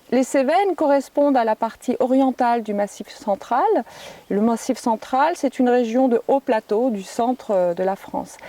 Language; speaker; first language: French; native; French